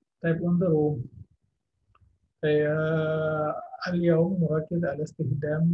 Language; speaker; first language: Arabic; non-native, fluent; Indonesian